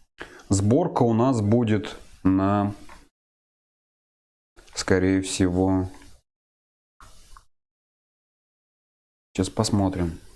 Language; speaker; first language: Russian; native; Russian